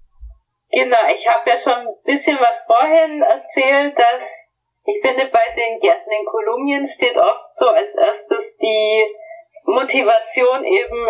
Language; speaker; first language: German; native; German